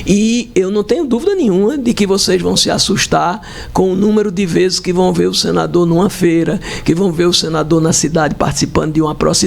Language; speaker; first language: Portuguese; native; Portuguese